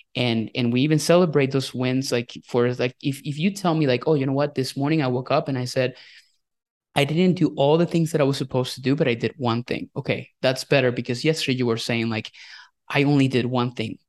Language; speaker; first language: English; non-native, fluent; Spanish